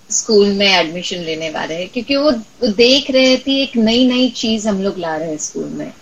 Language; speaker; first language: Hindi; non-native, local second language; Marathi